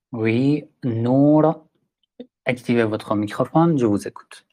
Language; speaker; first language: French; non-native, fluent; Persian